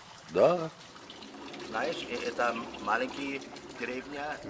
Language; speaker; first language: Russian; non-native, learner; German